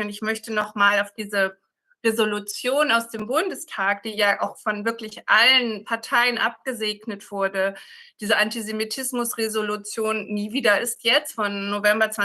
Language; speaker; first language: German; native; German